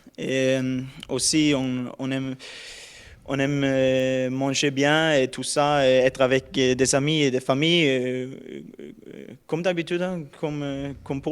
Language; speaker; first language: French; non-native, learner; Norwegian